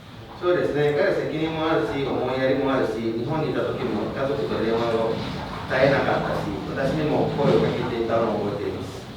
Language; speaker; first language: Japanese; non-native, fluent; Indonesian